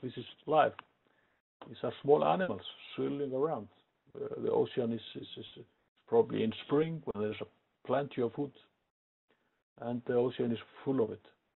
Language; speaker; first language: English; non-native, fluent; Icelandic